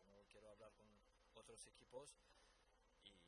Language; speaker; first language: Spanish; non-native, fluent; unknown